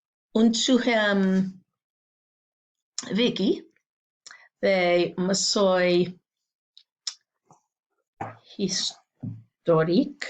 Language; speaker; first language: Albanian; non-native, learner; English